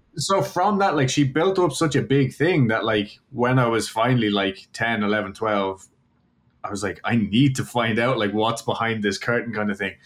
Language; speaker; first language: English; native; English